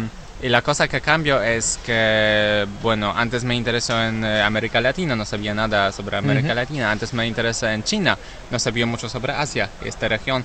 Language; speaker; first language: Spanish; non-native, learner; Polish